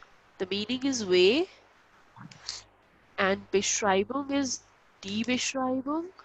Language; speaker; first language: German; non-native, local second language; Hindi